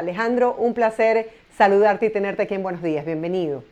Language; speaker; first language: Spanish; native; Spanish